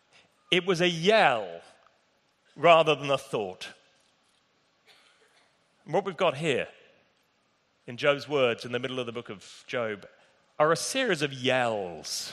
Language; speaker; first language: English; native; English